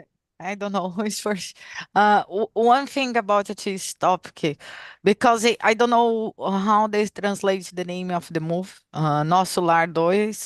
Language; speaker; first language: English; non-native, learner; Portuguese